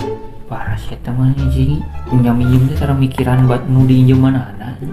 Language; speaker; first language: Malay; non-native, local second language; Sundanese